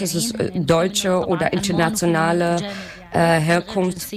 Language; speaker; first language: German; non-native, learner; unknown